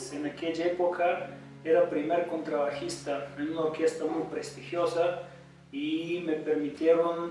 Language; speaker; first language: Spanish; non-native, fluent; Bulgarian